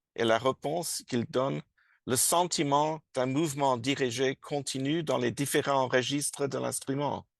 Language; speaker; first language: French; non-native, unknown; English